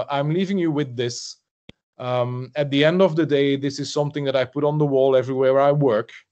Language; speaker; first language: English; non-native, fluent; French